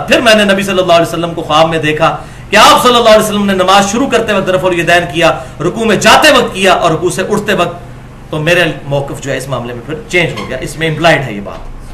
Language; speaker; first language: Urdu; non-native, local second language; Punjabi